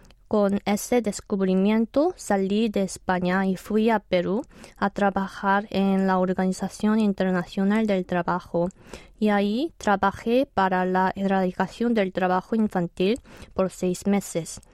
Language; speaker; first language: Spanish; non-native, fluent; Korean